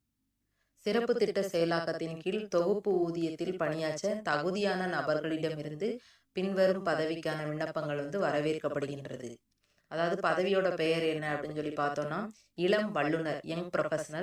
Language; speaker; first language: Tamil; native; Tamil